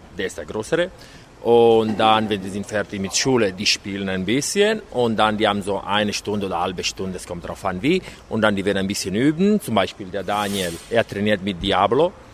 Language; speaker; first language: German; non-native, learner; Italian